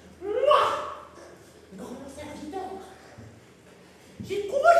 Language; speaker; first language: French; non-native, learner; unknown